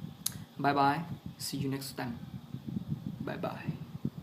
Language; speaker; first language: English; non-native, learner; Thai